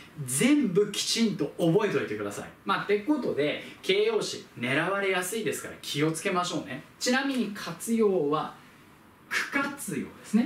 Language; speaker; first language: Japanese; native; Japanese